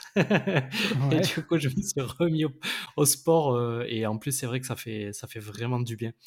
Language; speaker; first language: French; native; French